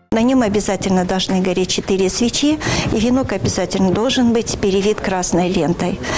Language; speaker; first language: Russian; native; Russian